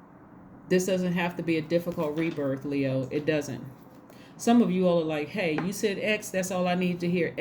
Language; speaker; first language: English; native; English